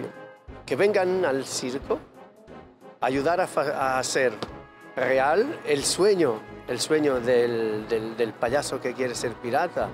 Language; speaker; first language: Spanish; native; Spanish